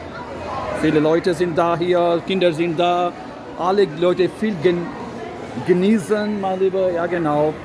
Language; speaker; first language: German; non-native, learner; Urdu